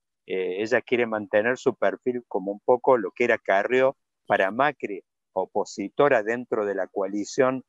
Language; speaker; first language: Spanish; native; Spanish